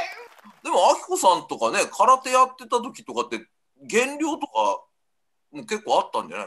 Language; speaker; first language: Japanese; native; Japanese